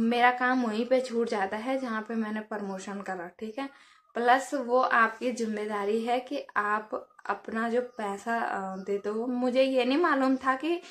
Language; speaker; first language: Hindi; native; Hindi